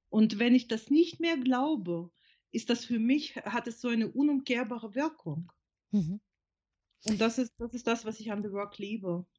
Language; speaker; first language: German; non-native, fluent; Russian